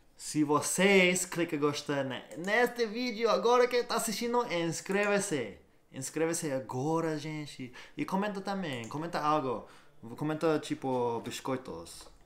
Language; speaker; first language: Portuguese; non-native, fluent; English